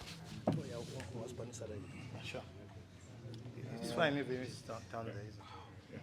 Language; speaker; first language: English; non-native, local second language; Zulu